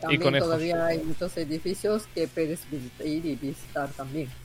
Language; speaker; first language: Spanish; non-native, learner; Japanese